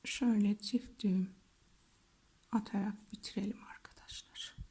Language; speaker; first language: Turkish; native; Turkish